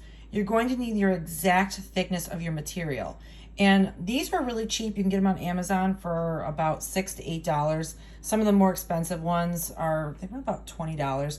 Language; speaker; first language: English; native; English